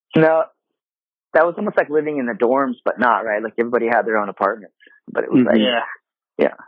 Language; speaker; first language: English; non-native, fluent; Japanese